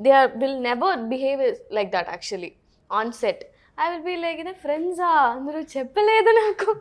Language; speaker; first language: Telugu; non-native, learner; Tamil